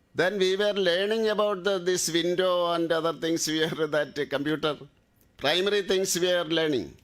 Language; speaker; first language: English; non-native, local second language; Malayalam